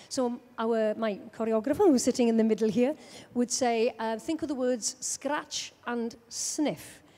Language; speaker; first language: English; native; English